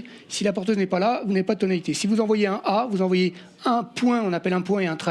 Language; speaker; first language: French; native; French